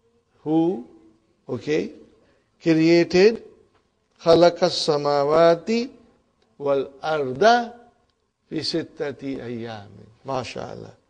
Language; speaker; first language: Arabic; non-native, fluent; Urdu